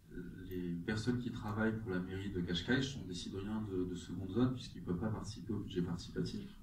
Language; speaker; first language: French; native; French